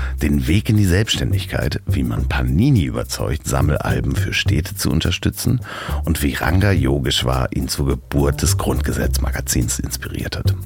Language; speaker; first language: German; native; German